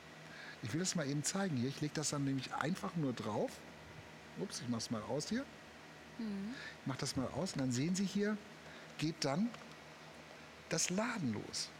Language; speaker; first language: German; native; German